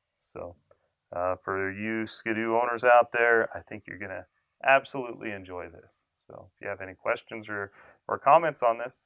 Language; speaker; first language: English; native; English